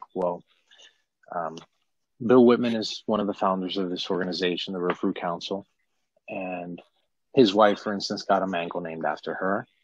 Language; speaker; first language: English; native; English